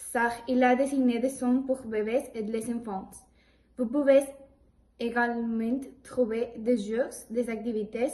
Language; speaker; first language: French; non-native, learner; Spanish